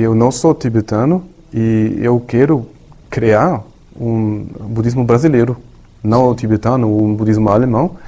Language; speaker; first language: Portuguese; non-native, learner; German